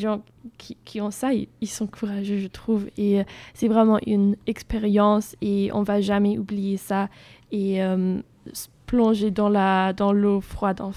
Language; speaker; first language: French; non-native, fluent; German